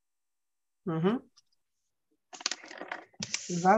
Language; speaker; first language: Finnish; non-native, fluent; Burmese